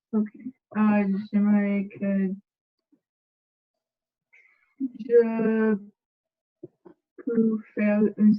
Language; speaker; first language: French; non-native, learner; English